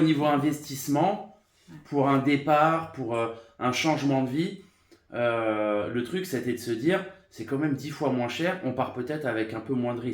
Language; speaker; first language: French; native; French